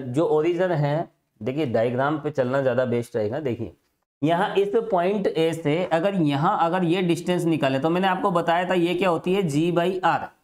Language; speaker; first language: Hindi; native; Hindi